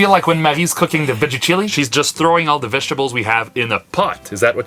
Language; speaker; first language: English; non-native, local second language; French